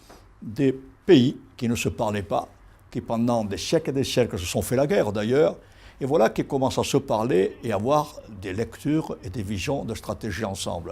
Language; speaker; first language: French; native; French